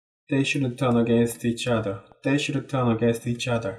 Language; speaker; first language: English; non-native, learner; Korean